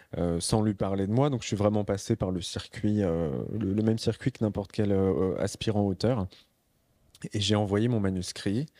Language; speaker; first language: French; native; French